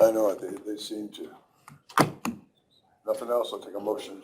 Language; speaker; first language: English; native; English